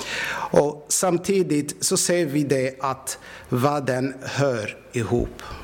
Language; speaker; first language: Swedish; non-native, fluent; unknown